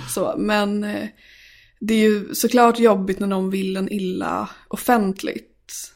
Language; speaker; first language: Swedish; native; Swedish